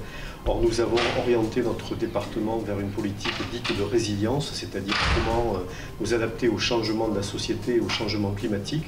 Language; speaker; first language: French; native; French